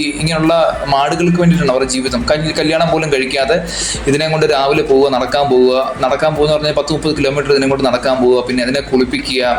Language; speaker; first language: Malayalam; native; Malayalam